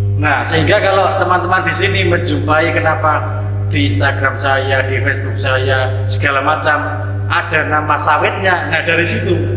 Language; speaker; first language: Indonesian; non-native, local second language; Javanese